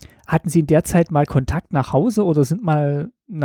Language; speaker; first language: German; native; German